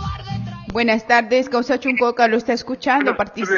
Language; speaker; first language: Spanish; native; Spanish